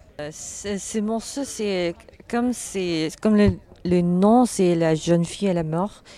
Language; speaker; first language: French; non-native, learner; Korean